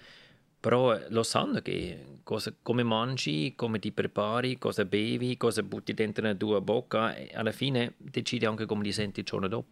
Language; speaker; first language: Italian; non-native, local second language; German